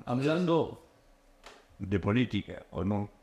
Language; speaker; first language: Spanish; native; Spanish